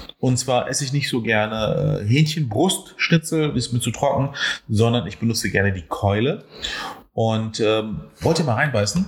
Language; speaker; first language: German; early bilingual, other home language; Turkish